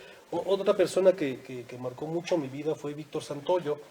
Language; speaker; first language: Spanish; native; Spanish